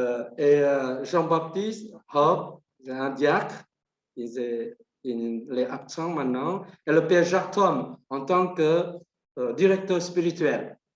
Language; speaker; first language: French; non-native, fluent; Vietnamese